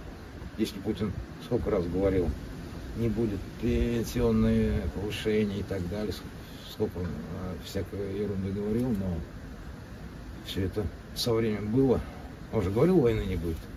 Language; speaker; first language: Russian; native; Russian